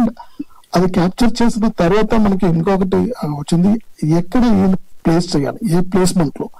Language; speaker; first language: Telugu; non-native, learner; Tamil